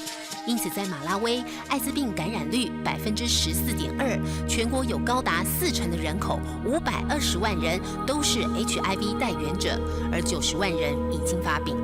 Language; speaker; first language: Chinese; native; Chinese